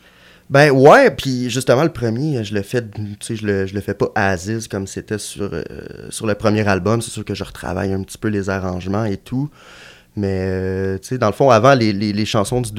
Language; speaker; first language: French; native; French